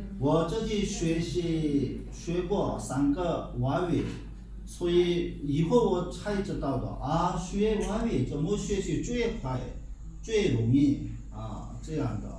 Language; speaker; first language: Chinese; non-native, learner; Korean